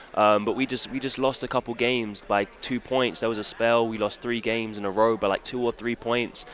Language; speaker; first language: English; native; English